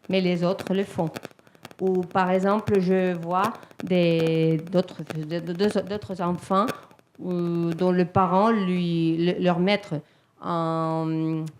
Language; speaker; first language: French; non-native, fluent; Spanish